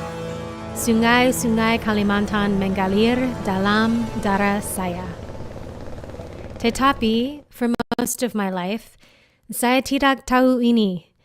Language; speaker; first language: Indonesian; non-native, learner; English